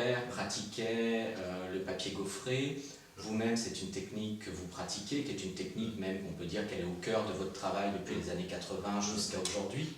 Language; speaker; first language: French; native; French